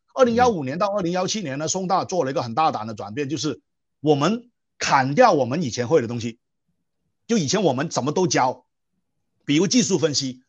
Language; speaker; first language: Chinese; non-native, local second language; Cantonese